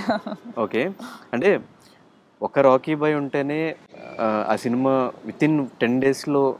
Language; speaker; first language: Telugu; native; Telugu